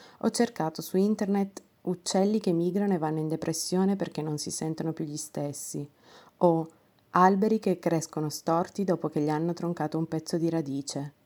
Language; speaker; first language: Italian; non-native, fluent; Romanian